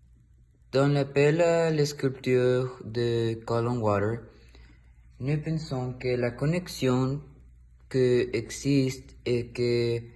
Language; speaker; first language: French; non-native, learner; Spanish